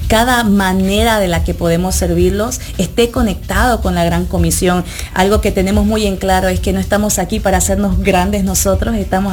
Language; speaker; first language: Spanish; early bilingual, heritage; Spanish